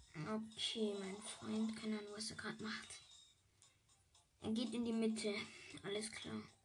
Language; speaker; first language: German; native; German